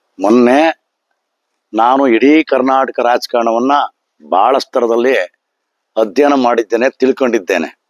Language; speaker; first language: Kannada; native; Kannada